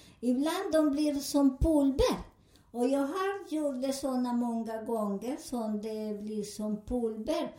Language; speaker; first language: Swedish; non-native, learner; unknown